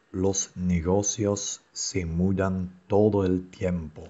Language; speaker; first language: Spanish; non-native, fluent; Dutch